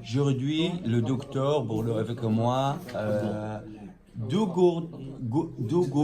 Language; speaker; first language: French; non-native, learner; Arabic